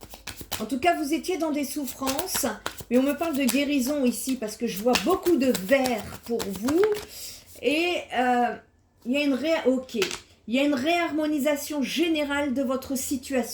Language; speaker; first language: French; native; French